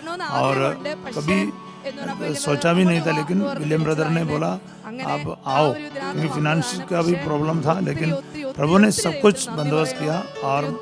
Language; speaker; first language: Hindi; native; Hindi